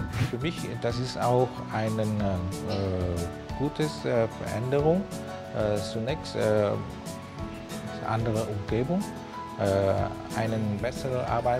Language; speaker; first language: German; non-native, fluent; Vietnamese